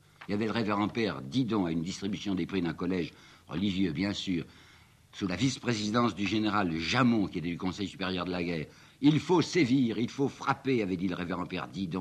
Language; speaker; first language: French; native; French